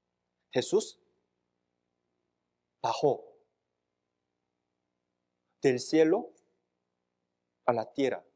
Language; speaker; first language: Spanish; non-native, fluent; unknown